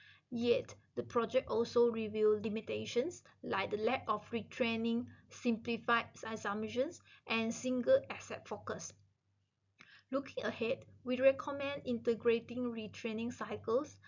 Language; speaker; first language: English; non-native, local second language; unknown